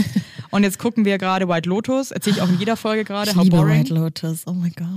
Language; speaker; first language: German; early bilingual, other home language; Kinyarwanda